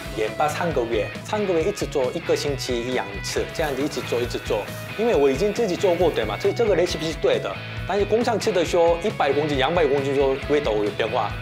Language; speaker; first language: Chinese; non-native, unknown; Korean